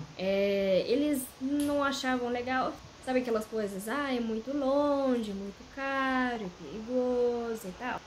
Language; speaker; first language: Portuguese; non-native, fluent; Romanian